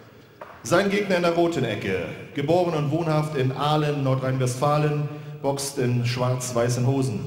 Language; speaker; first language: German; native; German